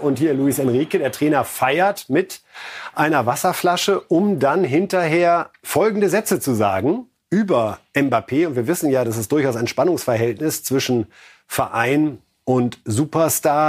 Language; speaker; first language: German; native; German